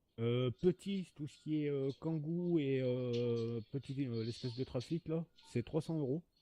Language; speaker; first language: French; native; French